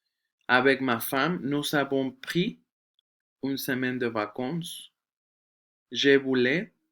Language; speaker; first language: French; non-native, fluent; Spanish